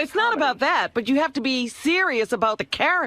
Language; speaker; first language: English; native; English